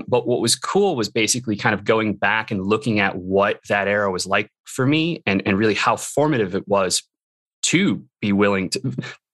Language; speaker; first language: English; native; English